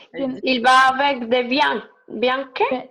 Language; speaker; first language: French; non-native, learner; Spanish